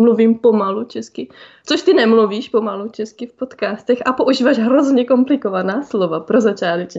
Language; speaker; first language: Czech; native; Czech